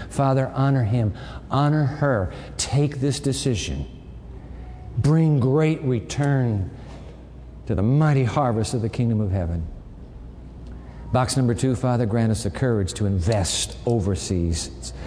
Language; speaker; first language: English; early bilingual, other home language; Japanese